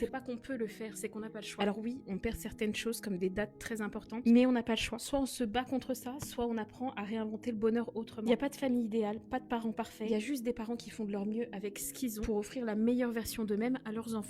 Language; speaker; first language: French; native; French